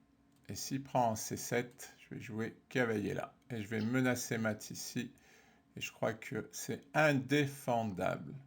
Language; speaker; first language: French; native; French